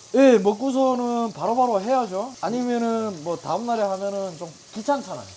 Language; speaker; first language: Korean; native; Korean